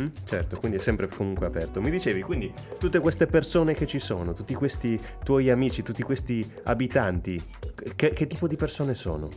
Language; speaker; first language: Italian; native; Italian